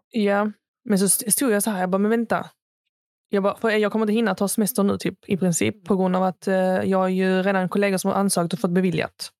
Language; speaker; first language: Swedish; native; Swedish